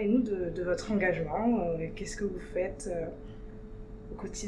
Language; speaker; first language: French; native; French